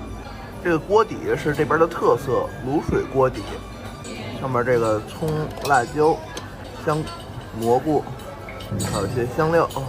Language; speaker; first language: Chinese; native; Chinese